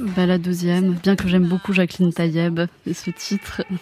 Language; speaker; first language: French; native; French